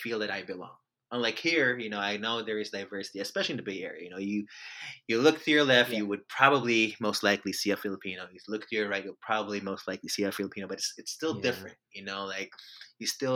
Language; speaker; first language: English; non-native, local second language; Filipino